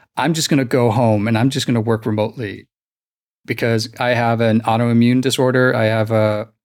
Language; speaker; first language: English; non-native, fluent; Icelandic